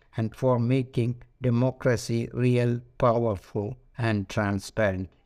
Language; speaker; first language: English; non-native, local second language; Malayalam